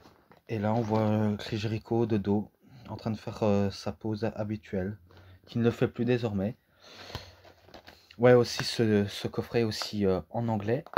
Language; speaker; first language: French; native; French